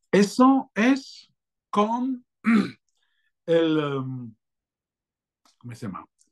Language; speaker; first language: Spanish; non-native, fluent; French